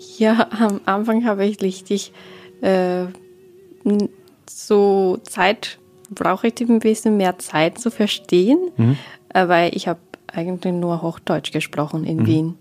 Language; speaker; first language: German; non-native, learner; Japanese